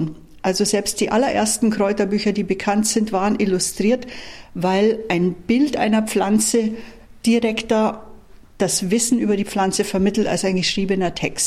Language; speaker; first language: German; native; German